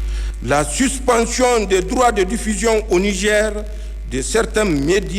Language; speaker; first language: French; non-native, local second language; Hausa